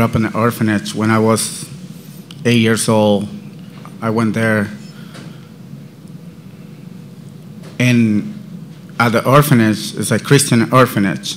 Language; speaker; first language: English; non-native, learner; Spanish